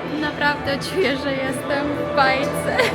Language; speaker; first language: Polish; non-native, learner; Persian